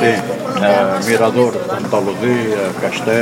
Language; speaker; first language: Spanish; non-native, learner; Portuguese